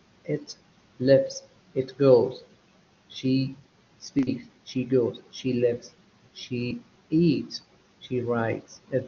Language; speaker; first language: English; non-native, fluent; Arabic